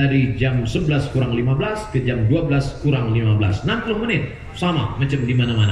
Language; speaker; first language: Indonesian; native; Indonesian